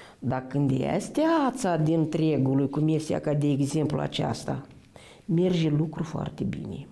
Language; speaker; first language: Romanian; non-native, local second language; Romany